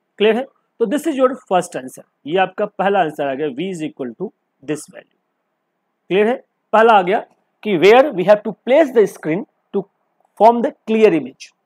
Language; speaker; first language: Hindi; native; Hindi